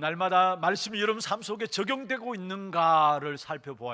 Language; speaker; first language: Korean; native; Korean